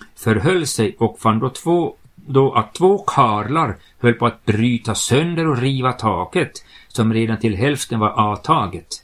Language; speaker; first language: Swedish; native; Swedish